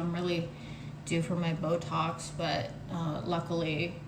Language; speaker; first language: English; native; English